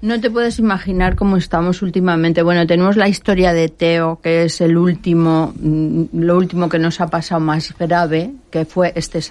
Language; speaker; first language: Spanish; native; Spanish